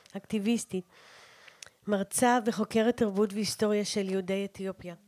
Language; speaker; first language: Hebrew; native; Hebrew